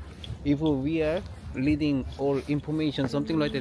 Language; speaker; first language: English; non-native, learner; Korean